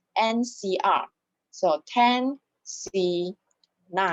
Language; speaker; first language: English; non-native, local second language; Malay